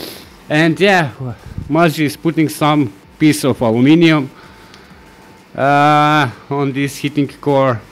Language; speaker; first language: English; non-native, learner; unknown